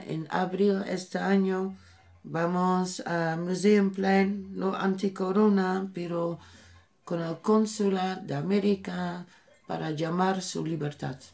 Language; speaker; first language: Spanish; non-native, learner; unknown